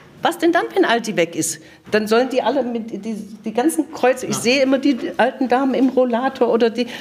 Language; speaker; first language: German; native; German